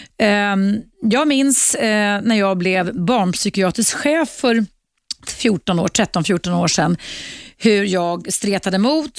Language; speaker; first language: Swedish; native; Swedish